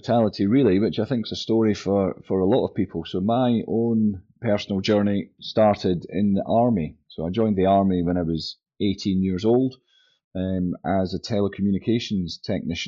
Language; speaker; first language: English; native; English